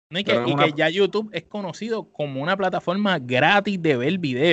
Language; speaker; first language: Spanish; native; Spanish